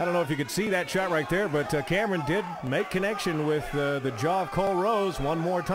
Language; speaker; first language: English; native; English